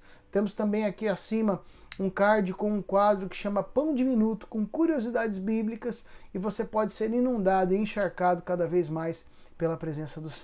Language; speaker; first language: Portuguese; native; Portuguese